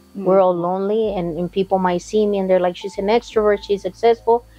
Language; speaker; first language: English; non-native, fluent; Spanish